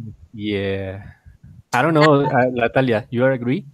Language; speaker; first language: English; non-native, learner; Spanish